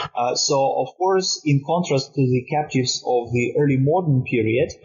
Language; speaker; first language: English; non-native, fluent; Romanian